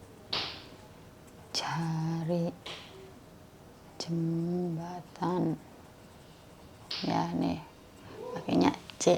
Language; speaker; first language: Indonesian; native; Indonesian